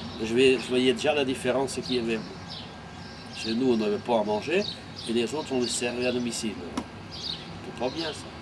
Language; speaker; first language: French; non-native, fluent; Portuguese